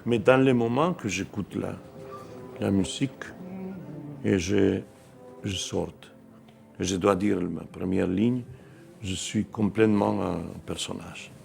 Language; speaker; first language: French; non-native, fluent; Spanish